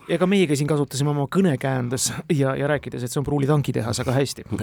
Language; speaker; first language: Estonian; native; Estonian